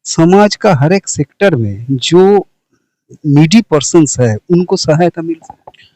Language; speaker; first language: Hindi; non-native, local second language; Bangla